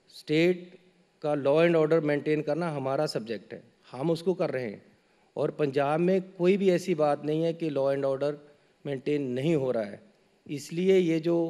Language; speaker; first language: Hindi; native; Hindi